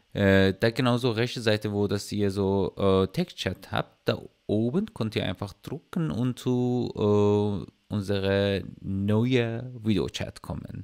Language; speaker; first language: German; non-native, learner; Persian